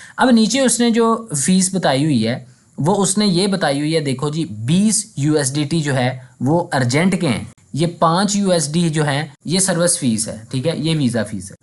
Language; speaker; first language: Urdu; non-native, local second language; Punjabi